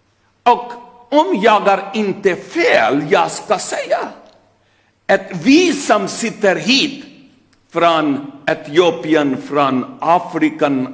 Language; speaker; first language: Swedish; non-native, fluent; Urdu